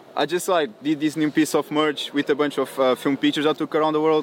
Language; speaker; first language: English; non-native, fluent; Portuguese